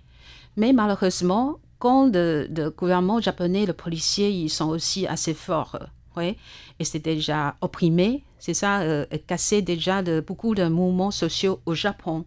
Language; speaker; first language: French; non-native, learner; Chinese